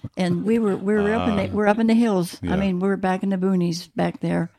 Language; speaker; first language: English; native; English